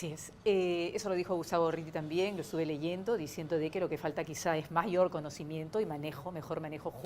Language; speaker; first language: Spanish; native; Spanish